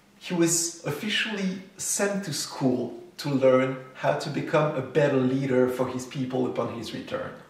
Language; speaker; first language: English; non-native, fluent; French